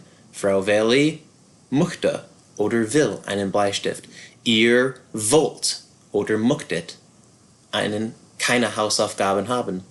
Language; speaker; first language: German; non-native, fluent; English